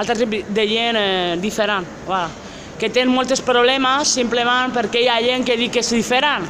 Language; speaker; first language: Catalan; non-native, local second language; Spanish